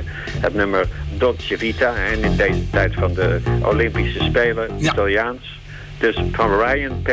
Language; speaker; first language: Dutch; native; Dutch